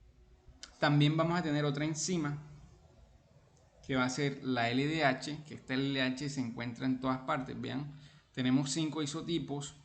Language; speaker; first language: Spanish; native; Spanish